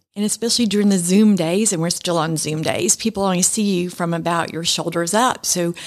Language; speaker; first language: English; native; English